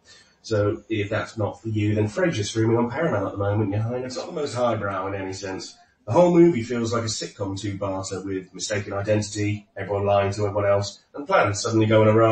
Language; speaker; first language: English; native; English